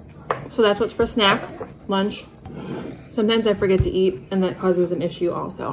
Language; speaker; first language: English; native; English